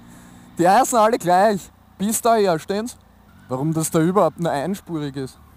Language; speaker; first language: German; native; German